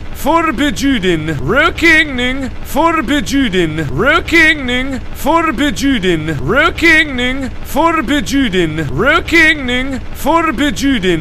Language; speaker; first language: Swedish; non-native, learner; English